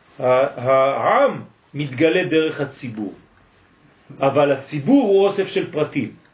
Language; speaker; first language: Hebrew; non-native, fluent; French